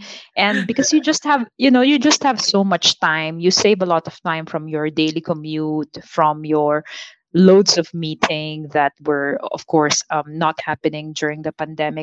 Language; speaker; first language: English; non-native, local second language; Filipino